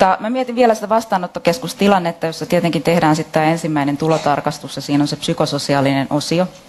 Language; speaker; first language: Finnish; native; Finnish